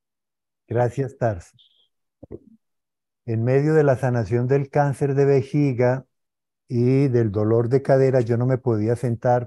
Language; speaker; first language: Spanish; native; Spanish